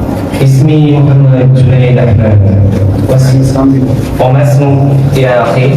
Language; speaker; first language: Arabic; non-native, learner; Bangla